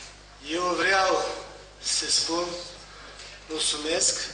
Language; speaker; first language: Romanian; non-native, learner; Azerbaijani